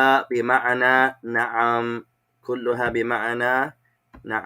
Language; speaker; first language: Arabic; non-native, fluent; English